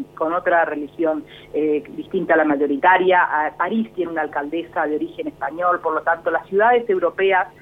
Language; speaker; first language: Spanish; native; Spanish